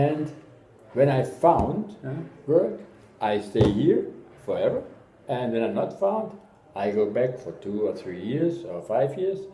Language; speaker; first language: English; non-native, learner; German